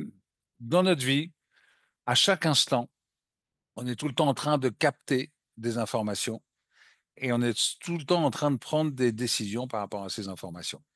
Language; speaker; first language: French; native; French